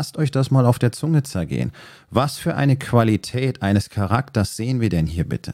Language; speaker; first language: German; native; German